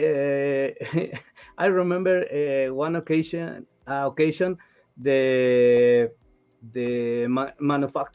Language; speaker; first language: English; non-native, learner; Spanish